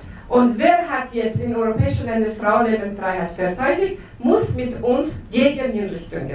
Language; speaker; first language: German; non-native, fluent; Persian